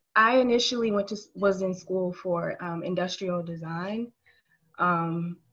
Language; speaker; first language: English; native; English